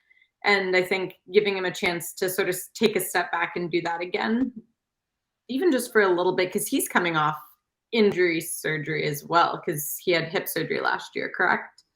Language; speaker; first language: English; native; English